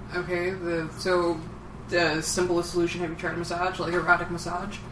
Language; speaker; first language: English; native; English